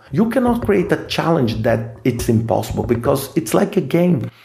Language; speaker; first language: English; non-native, fluent; Portuguese